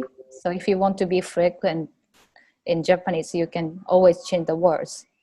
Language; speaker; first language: English; non-native, fluent; Japanese